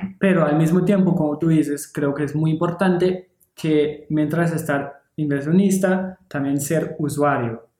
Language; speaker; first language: Spanish; non-native, fluent; English